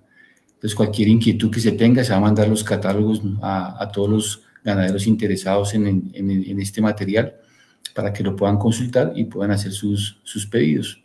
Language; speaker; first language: Spanish; native; Spanish